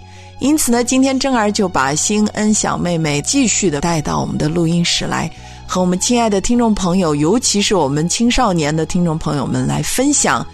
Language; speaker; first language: Chinese; native; Chinese